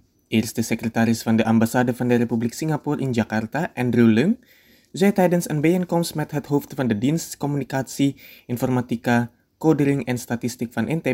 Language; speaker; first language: Dutch; non-native, fluent; Indonesian